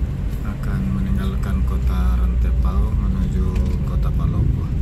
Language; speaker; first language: Indonesian; native; Indonesian